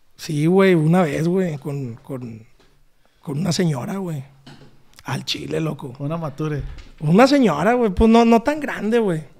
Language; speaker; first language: Spanish; native; Spanish